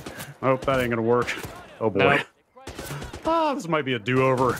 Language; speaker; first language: English; native; English